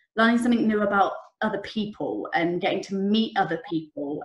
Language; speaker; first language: English; native; English